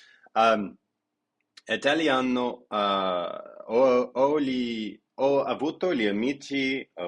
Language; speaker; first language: Italian; non-native, learner; English